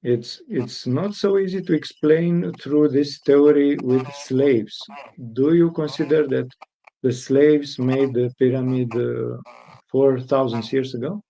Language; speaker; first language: English; non-native, fluent; Romanian